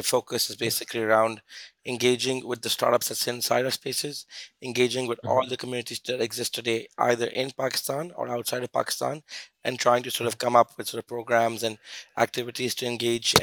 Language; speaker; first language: English; non-native, local second language; Urdu